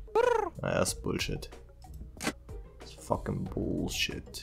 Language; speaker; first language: German; native; German